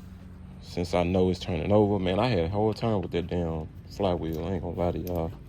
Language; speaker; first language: English; native; English